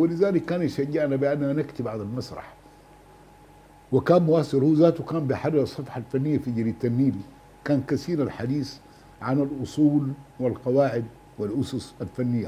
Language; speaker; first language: Arabic; native; Arabic